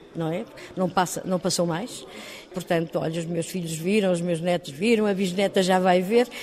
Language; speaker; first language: Portuguese; native; Portuguese